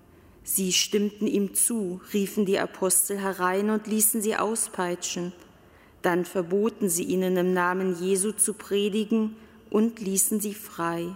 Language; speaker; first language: German; native; German